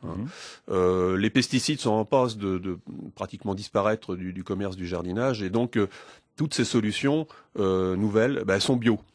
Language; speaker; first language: French; native; French